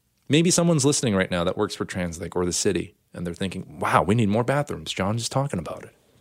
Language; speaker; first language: English; native; English